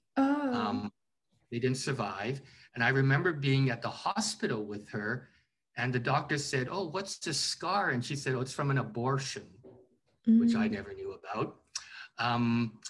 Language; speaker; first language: English; native; English